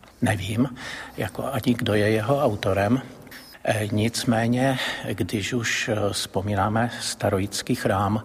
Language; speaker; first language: Czech; native; Czech